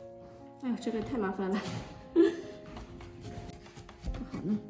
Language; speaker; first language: Chinese; native; Chinese